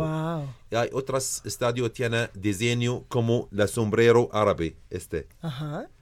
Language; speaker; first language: Spanish; non-native, learner; Arabic